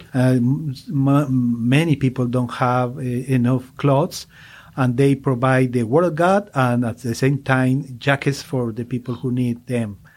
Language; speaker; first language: English; non-native, learner; Spanish